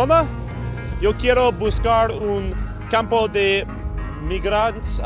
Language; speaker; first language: Spanish; non-native, learner; English